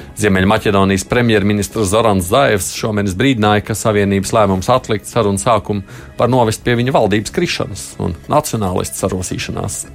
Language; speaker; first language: Latvian; native; Latvian